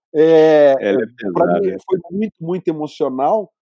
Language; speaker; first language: Portuguese; native; Portuguese